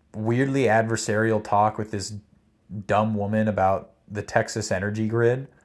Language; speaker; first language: English; native; English